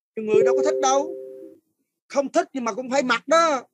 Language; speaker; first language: Vietnamese; non-native, fluent; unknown